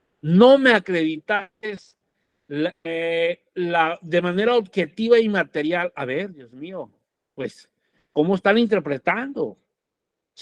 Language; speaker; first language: Spanish; native; Spanish